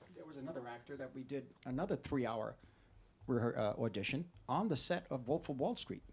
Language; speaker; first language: English; native; English